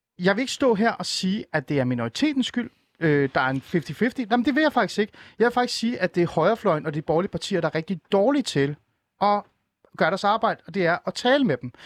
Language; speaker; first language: Danish; early bilingual, other home language; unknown